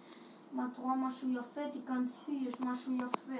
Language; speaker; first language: Hebrew; early bilingual, other home language; Russian